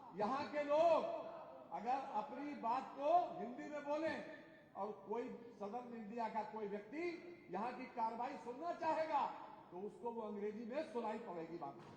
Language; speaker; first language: Hindi; native; Hindi